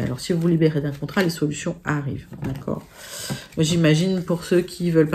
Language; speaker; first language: French; native; French